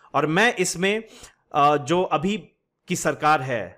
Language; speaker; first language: Hindi; native; Hindi